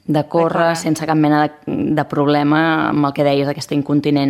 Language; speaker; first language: Catalan; native; Catalan